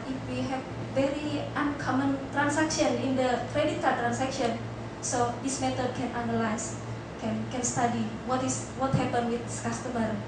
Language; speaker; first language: English; non-native, fluent; Indonesian